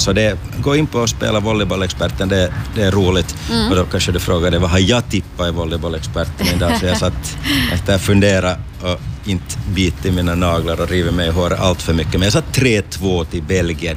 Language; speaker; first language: Swedish; native; Swedish